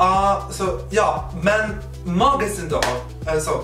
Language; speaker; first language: Swedish; non-native, fluent; English